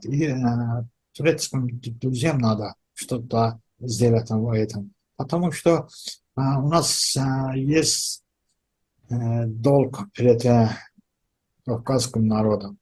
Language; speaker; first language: Russian; non-native, fluent; Azerbaijani